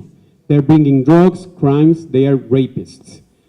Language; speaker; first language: Portuguese; non-native, fluent; Spanish